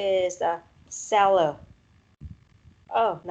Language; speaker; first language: English; non-native, learner; Vietnamese